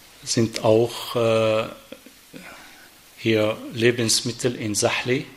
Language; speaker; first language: German; non-native, fluent; Arabic